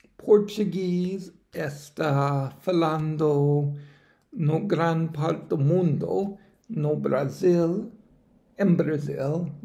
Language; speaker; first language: Portuguese; non-native, learner; English